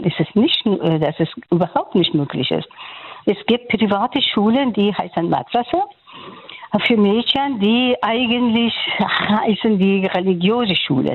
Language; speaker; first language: German; non-native, learner; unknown